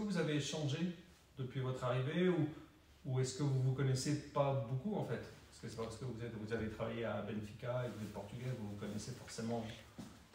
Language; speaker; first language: French; native; French